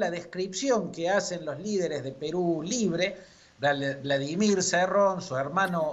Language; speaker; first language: Spanish; native; Spanish